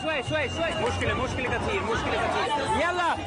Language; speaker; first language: Arabic; non-native, learner; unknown